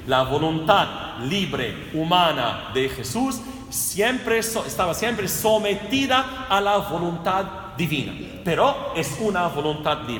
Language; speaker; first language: Spanish; non-native, fluent; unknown